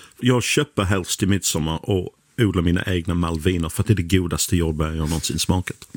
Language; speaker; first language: Swedish; non-native, fluent; English